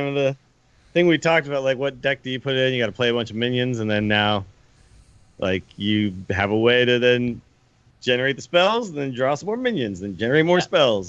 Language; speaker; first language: English; native; English